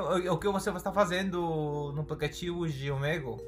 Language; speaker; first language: Portuguese; non-native, fluent; Spanish